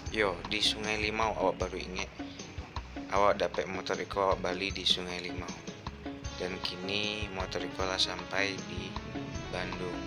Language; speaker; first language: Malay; non-native, local second language; Minangkabau